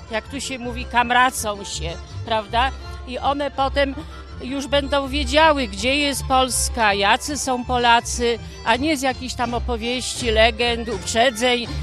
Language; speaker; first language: Polish; native; Polish